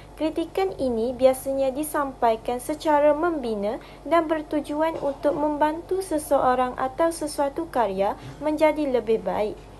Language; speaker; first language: Malay; native; Malay